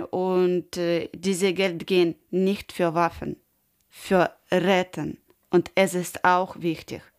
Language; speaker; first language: German; non-native, learner; Ukrainian